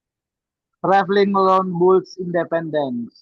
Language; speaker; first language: English; non-native, learner; Indonesian